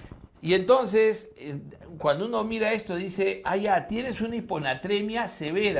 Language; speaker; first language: Spanish; native; Spanish